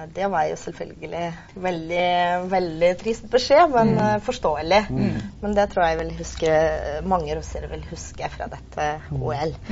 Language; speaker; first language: Norwegian; non-native, fluent; Russian